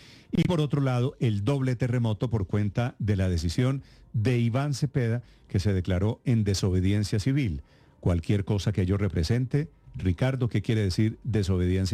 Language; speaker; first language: Spanish; native; Spanish